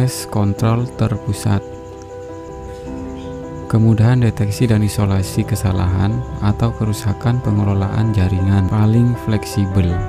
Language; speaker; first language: Indonesian; native; Indonesian